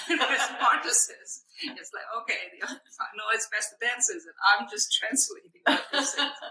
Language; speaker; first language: English; non-native, fluent; Hungarian